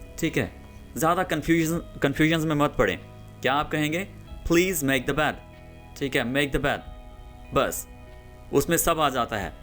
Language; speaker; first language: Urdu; native; Urdu